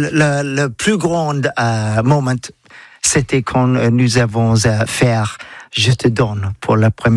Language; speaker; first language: French; non-native, learner; English